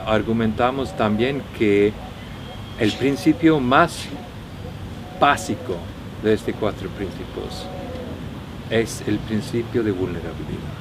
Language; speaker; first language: Spanish; non-native, fluent; Norwegian